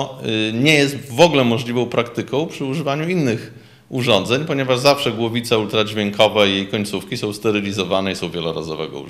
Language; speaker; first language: Polish; native; Polish